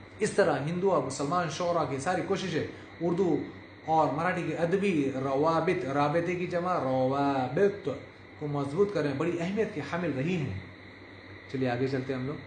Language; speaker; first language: Urdu; native; Urdu